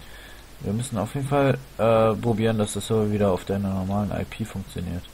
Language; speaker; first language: German; native; German